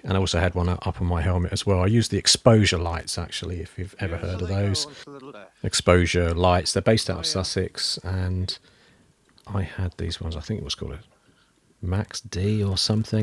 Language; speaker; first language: English; native; English